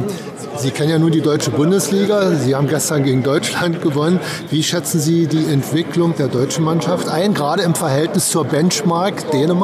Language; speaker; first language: German; native; German